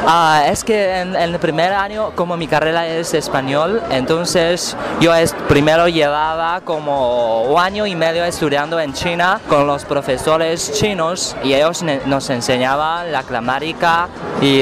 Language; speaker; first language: Spanish; non-native, fluent; Chinese